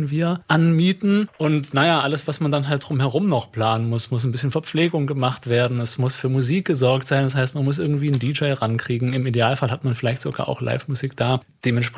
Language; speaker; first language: German; native; German